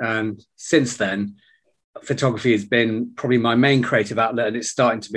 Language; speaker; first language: English; native; English